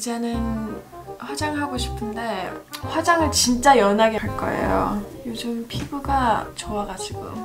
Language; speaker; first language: Korean; early bilingual, heritage; English